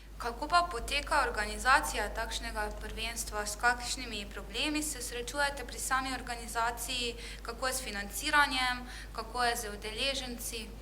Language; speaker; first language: Slovenian; native; Slovenian